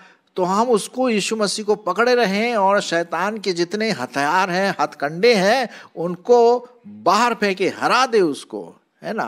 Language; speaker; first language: Hindi; non-native, local second language; Marathi